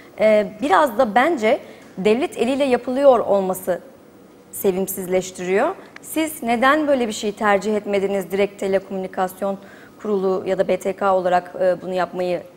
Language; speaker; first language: Turkish; native; Turkish